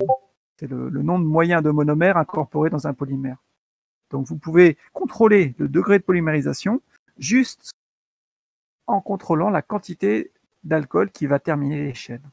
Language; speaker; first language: French; native; French